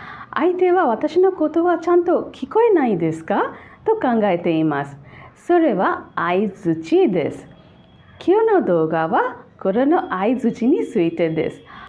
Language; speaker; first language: Japanese; non-native, learner; Bangla